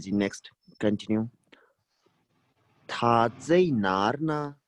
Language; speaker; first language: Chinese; non-native, fluent; Urdu